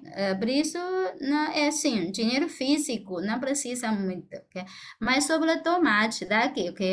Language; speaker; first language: Portuguese; non-native, fluent; Chinese